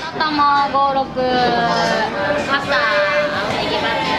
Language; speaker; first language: Japanese; native; Japanese